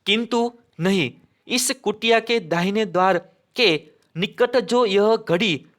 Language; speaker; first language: Hindi; non-native, local second language; Gujarati